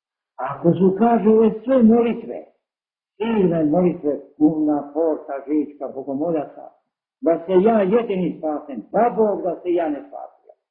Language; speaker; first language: Serbian; native; Serbian